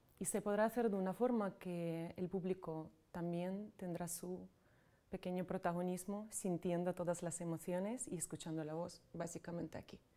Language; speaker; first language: Spanish; non-native, fluent; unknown